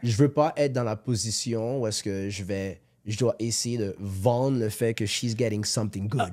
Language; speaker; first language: French; native; French